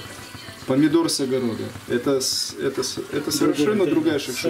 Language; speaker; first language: Russian; native; Russian